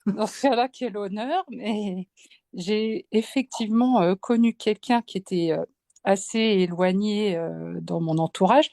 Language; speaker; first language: French; native; French